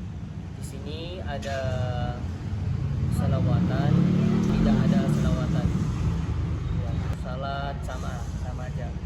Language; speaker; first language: Indonesian; non-native, learner; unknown